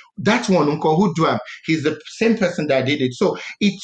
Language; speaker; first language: English; non-native, local second language; Yoruba